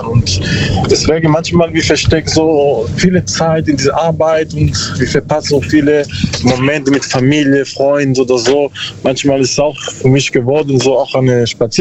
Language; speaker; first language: German; non-native, learner; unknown